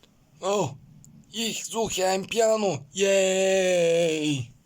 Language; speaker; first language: German; non-native, learner; Bulgarian